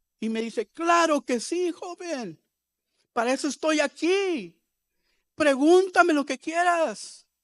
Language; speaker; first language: Spanish; early bilingual, heritage; Spanish